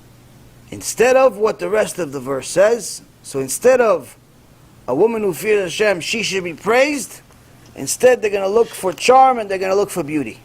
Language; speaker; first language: English; non-native, fluent; Hebrew